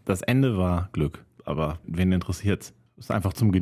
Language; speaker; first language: German; native; German